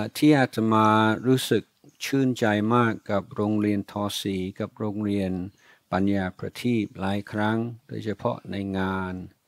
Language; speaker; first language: Thai; non-native, fluent; English